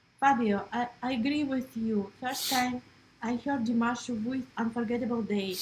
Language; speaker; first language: English; non-native, learner; Russian